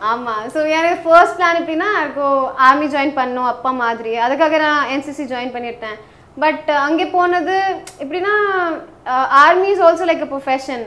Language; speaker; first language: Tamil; non-native, learner; Hindi